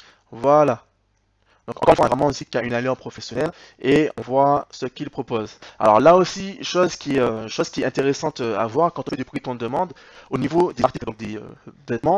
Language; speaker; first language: French; native; French